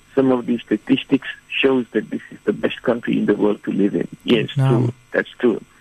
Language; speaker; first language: English; non-native, fluent; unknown